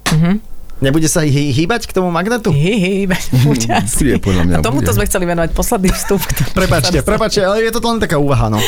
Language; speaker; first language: Slovak; native; Slovak